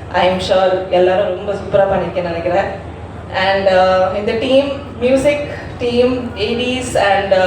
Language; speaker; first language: Tamil; non-native, learner; Malayalam